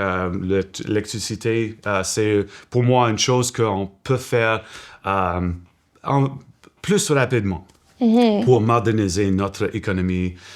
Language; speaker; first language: French; non-native, local second language; English